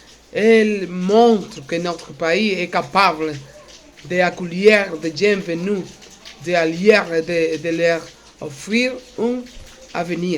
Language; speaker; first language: French; non-native, learner; Spanish